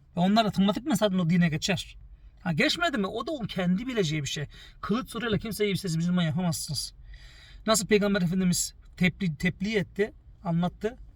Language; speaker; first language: Turkish; early bilingual, heritage; Turkish